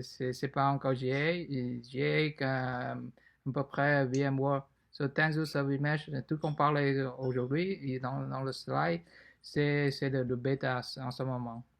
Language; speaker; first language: French; non-native, fluent; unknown